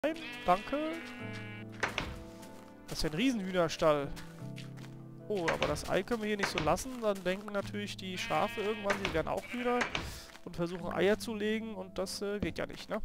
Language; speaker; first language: German; native; German